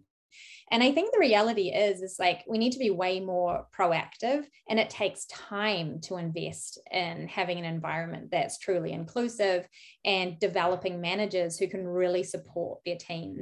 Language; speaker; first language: English; native; English